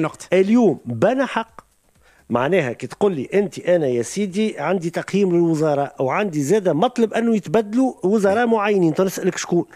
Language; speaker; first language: Arabic; native; Arabic